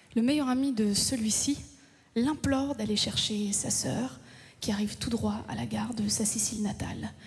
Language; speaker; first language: French; native; French